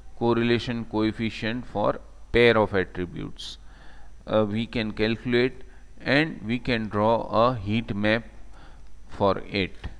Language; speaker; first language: English; non-native, local second language; Gujarati